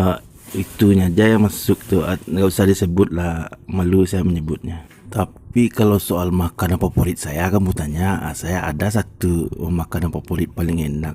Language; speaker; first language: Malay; non-native, local second language; Minangkabau